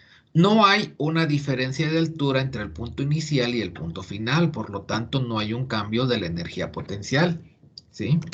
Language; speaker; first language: Spanish; native; Spanish